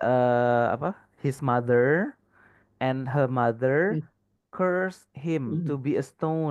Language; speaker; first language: English; non-native, fluent; Indonesian